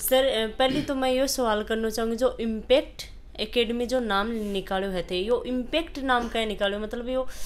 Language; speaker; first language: Hindi; native; Hindi